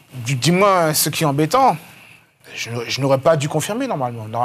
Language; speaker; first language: French; native; French